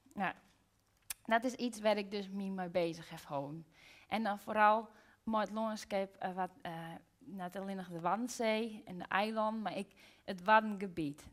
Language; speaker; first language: Dutch; non-native, local second language; Western Frisian